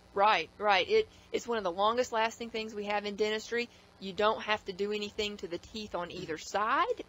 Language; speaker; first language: English; native; English